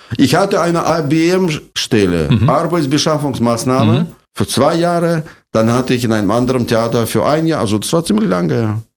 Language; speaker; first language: German; non-native, fluent; Russian